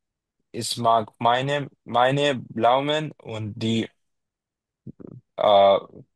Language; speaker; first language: German; non-native, learner; Bangla